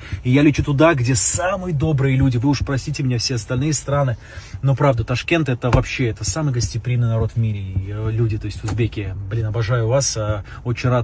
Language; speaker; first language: Russian; native; Russian